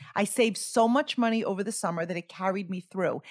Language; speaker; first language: English; native; English